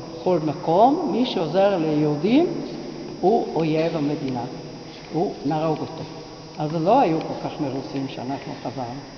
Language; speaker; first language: Hebrew; non-native, fluent; Italian